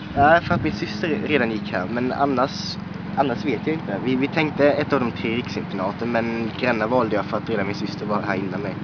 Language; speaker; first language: Swedish; early bilingual, heritage; Swedish